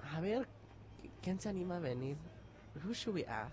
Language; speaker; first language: Spanish; early bilingual, heritage; Spanish